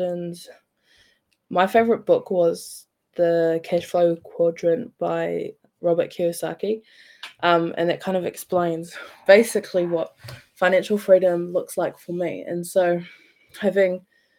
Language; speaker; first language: English; native; English